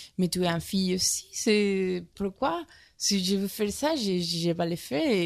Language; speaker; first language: French; non-native, learner; Spanish